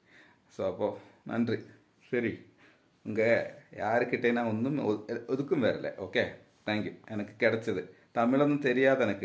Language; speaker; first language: Tamil; non-native, learner; Malayalam